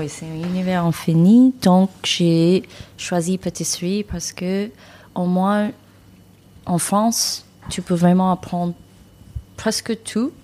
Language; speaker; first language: French; non-native, learner; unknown